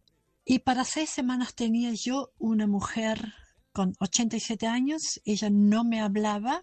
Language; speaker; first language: Spanish; non-native, fluent; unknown